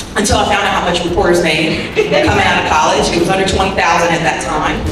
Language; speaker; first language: English; native; English